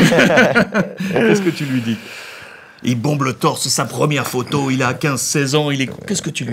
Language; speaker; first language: French; native; French